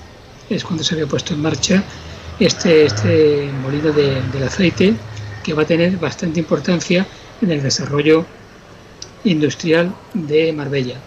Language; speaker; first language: Spanish; native; Spanish